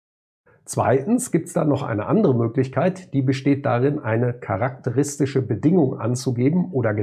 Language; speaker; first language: German; native; German